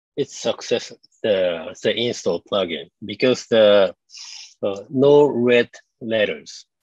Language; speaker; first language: English; non-native, fluent; Japanese